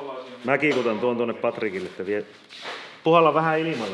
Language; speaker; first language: Finnish; native; Finnish